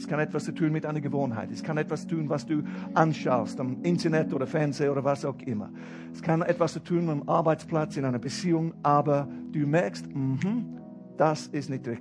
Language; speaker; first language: German; non-native, fluent; English